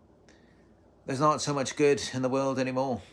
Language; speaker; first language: English; native; English